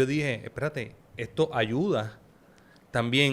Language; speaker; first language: Spanish; native; Spanish